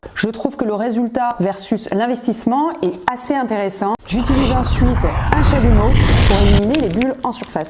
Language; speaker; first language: French; native; French